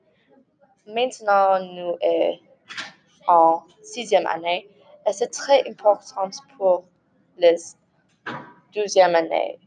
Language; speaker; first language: French; non-native, learner; English